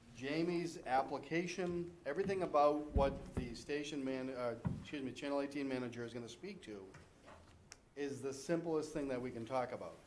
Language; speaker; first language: English; native; English